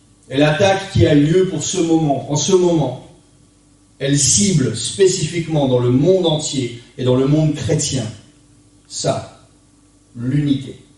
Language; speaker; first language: French; native; French